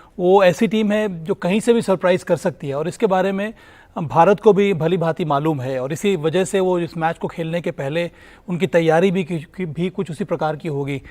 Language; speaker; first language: Hindi; native; Hindi